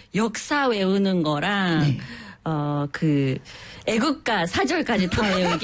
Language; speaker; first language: Korean; non-native, fluent; English